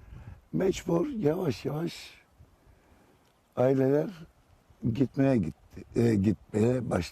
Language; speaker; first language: Turkish; non-native, local second language; Greek